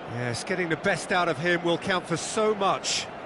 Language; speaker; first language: English; native; English